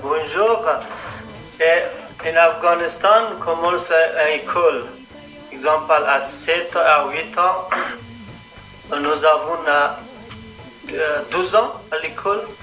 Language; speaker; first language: French; non-native, learner; Persian